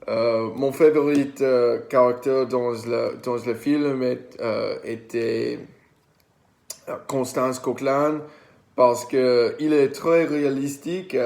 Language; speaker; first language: French; non-native, learner; English